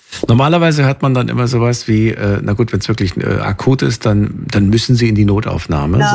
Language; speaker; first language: German; native; German